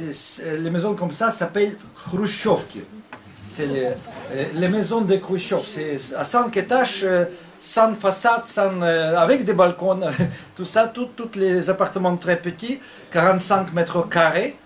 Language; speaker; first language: French; non-native, fluent; Russian